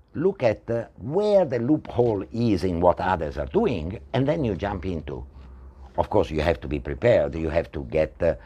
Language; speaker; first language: English; non-native, fluent; Italian